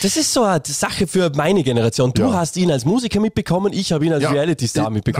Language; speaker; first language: German; native; German